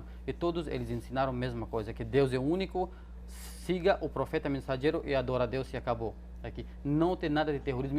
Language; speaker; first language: Portuguese; non-native, fluent; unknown